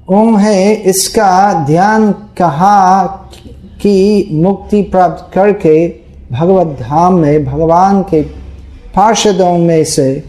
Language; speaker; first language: Hindi; non-native, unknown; English